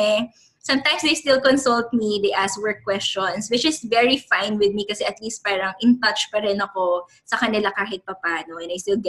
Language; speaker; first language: English; non-native, local second language; Filipino